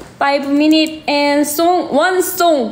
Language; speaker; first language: English; non-native, learner; Korean